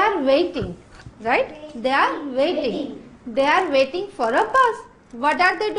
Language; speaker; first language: English; non-native, fluent; Gujarati